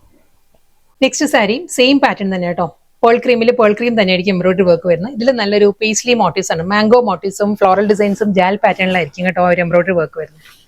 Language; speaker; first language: Malayalam; native; Malayalam